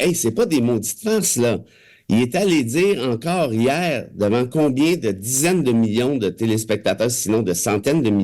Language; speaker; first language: French; native; French